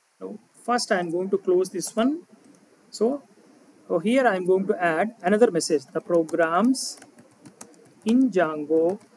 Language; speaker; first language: English; non-native, local second language; Telugu